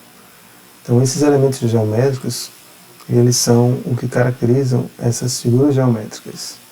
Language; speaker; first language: Portuguese; native; Portuguese